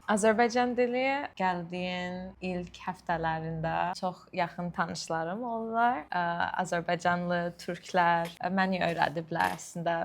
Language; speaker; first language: Azerbaijani; non-native, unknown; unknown